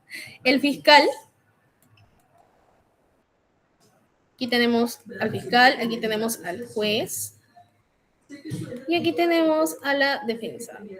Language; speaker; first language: Spanish; native; Spanish